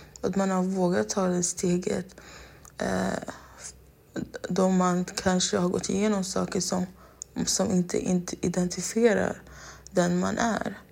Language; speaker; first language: Swedish; non-native, local second language; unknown